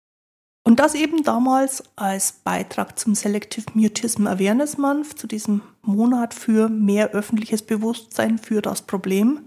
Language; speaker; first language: German; native; German